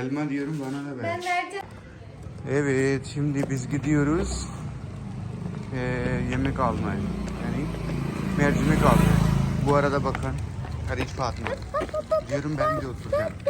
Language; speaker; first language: Turkish; non-native, learner; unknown